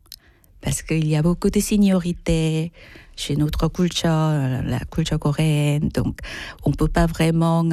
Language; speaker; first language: French; non-native, fluent; Korean